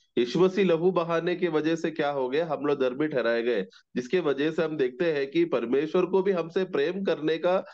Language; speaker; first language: Hindi; non-native, local second language; Malayalam